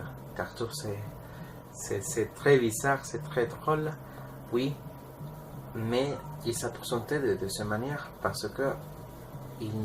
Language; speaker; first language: French; non-native, learner; Spanish